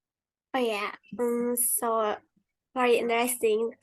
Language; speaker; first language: English; non-native, learner; Indonesian